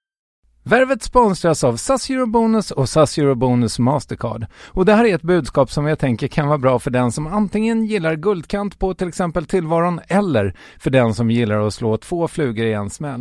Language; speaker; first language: Swedish; native; Swedish